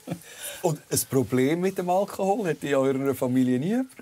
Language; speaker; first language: German; native; German